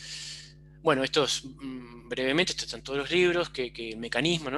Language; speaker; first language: Spanish; native; Spanish